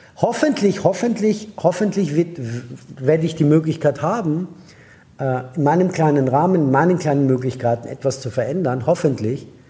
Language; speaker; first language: German; non-native, fluent; Persian